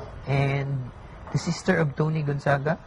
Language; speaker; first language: English; non-native, learner; Filipino